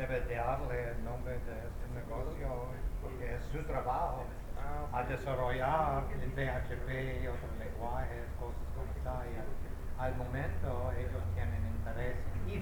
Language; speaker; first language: Spanish; non-native, fluent; English